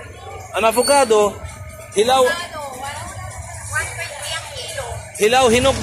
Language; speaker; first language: Filipino; non-native, learner; Arabic